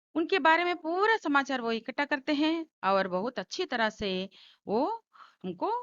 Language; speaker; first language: Hindi; non-native, local second language; Telugu